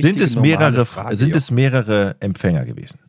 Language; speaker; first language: German; native; German